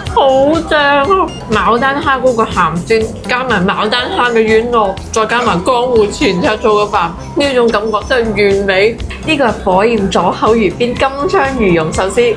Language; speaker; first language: Cantonese; native; Cantonese